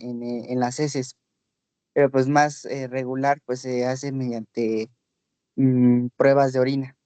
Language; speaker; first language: Spanish; native; Spanish